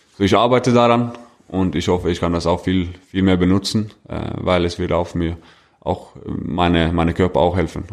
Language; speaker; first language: German; non-native, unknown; Norwegian